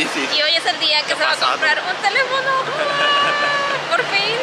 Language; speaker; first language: Spanish; native; Spanish